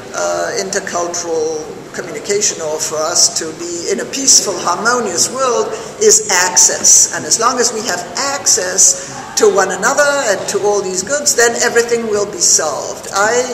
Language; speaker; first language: English; non-native, fluent; French